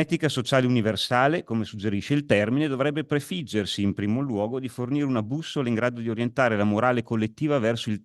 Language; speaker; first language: Italian; native; Italian